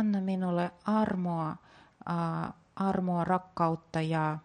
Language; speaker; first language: Finnish; non-native, fluent; Russian